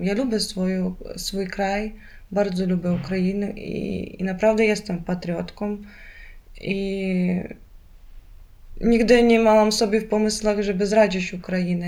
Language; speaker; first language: Polish; non-native, learner; Ukrainian